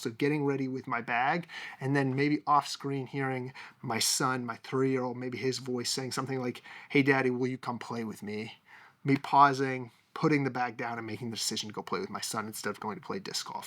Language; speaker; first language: English; native; English